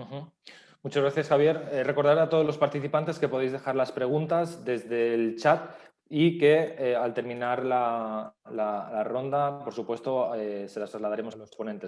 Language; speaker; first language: Spanish; native; Spanish